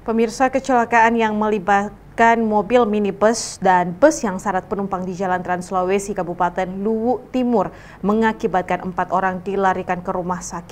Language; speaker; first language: Indonesian; native; Indonesian